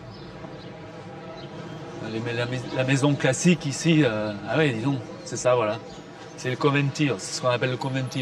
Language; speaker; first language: French; native; French